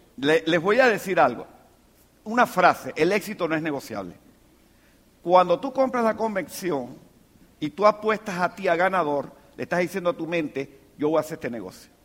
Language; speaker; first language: Spanish; native; Spanish